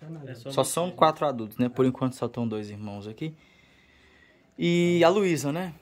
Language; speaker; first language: Portuguese; native; Portuguese